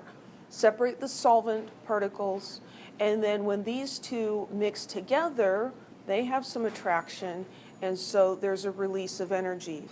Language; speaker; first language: English; native; English